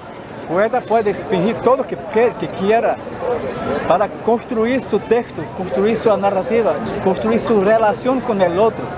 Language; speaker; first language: Spanish; non-native, fluent; Portuguese